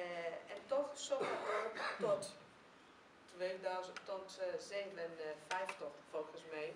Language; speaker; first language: Dutch; non-native, fluent; Greek